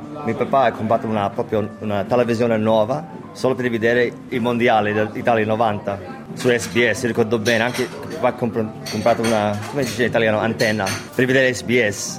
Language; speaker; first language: Italian; early bilingual, heritage; English